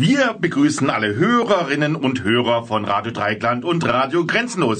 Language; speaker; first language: German; native; German